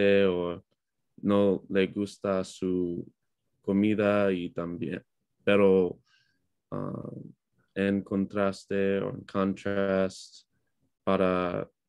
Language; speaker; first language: Spanish; non-native, learner; English